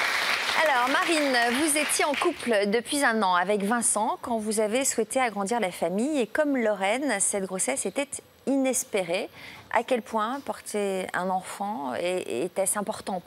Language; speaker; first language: French; native; French